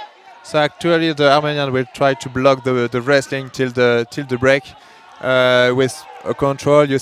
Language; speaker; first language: English; non-native, learner; French